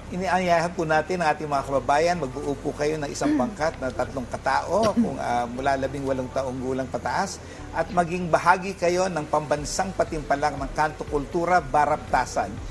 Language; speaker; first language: Filipino; native; Filipino